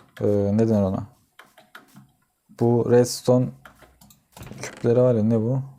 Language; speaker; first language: Turkish; native; Turkish